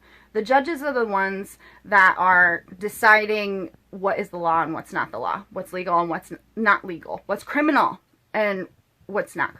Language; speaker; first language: English; native; English